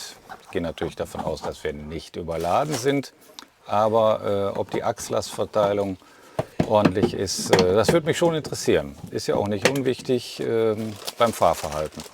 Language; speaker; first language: German; native; German